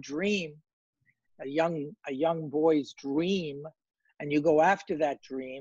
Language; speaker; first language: English; native; English